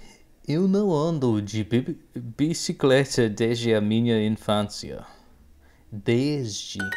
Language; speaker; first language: Portuguese; non-native, learner; English